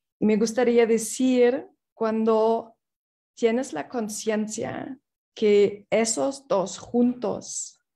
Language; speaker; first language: Spanish; non-native, fluent; English